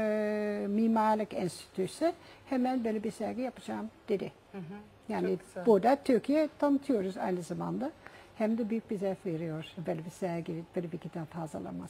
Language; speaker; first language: Turkish; non-native, fluent; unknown